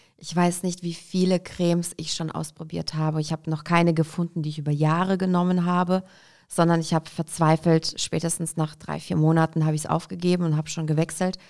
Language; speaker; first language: German; early bilingual, other home language; Russian